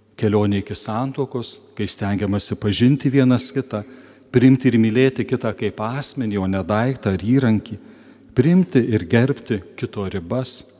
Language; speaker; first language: Lithuanian; native; Lithuanian